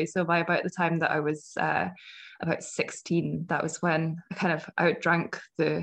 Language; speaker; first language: English; native; English